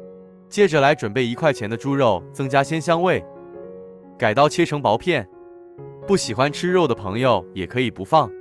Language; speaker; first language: Chinese; native; Chinese